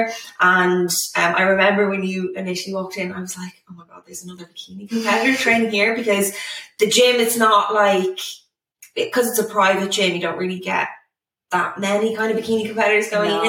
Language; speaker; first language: English; native; English